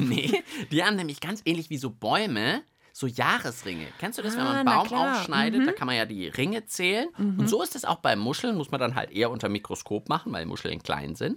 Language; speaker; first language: German; native; German